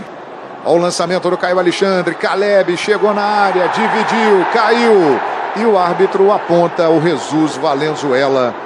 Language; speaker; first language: Portuguese; native; Portuguese